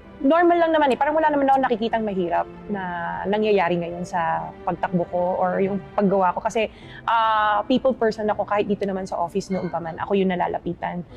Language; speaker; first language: Filipino; native; Filipino